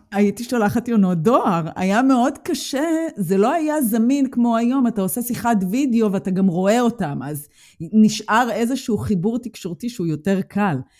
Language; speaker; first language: Hebrew; native; Hebrew